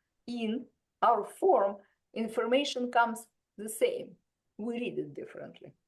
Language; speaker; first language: English; non-native, fluent; Russian